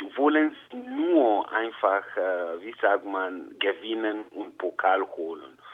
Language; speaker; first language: German; non-native, fluent; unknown